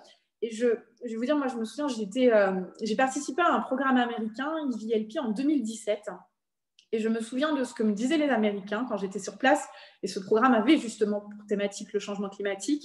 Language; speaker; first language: French; native; French